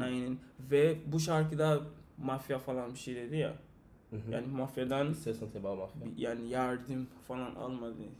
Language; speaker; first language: Turkish; non-native, learner; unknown